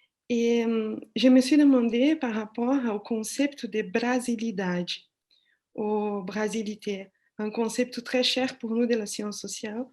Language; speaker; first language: French; non-native, fluent; Portuguese